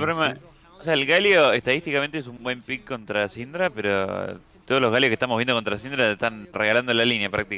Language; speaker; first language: Spanish; native; Spanish